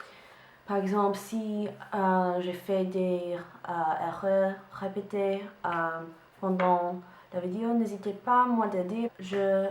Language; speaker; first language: French; non-native, learner; English